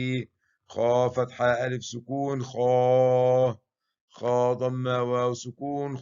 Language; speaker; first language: Arabic; non-native, fluent; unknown